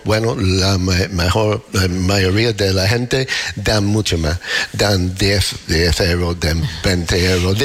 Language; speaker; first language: Spanish; non-native, learner; English